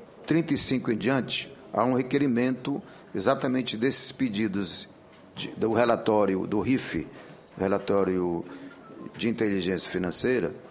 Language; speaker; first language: Portuguese; native; Portuguese